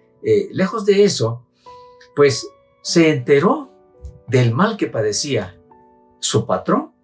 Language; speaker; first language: Spanish; native; Spanish